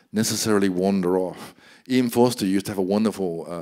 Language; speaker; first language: English; native; English